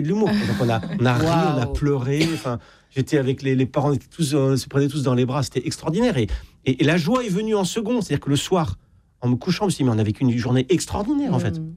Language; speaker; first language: French; native; French